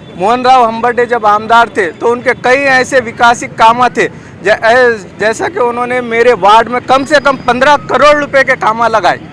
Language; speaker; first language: Hindi; non-native, local second language; Urdu